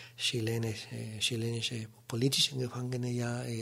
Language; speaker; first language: German; non-native, learner; Spanish